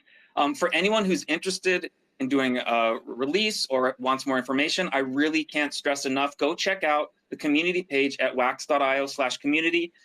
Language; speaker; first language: English; native; English